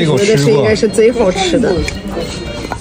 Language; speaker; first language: Chinese; non-native, fluent; Russian